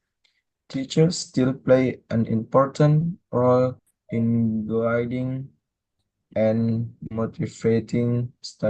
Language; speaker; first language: English; non-native, learner; Indonesian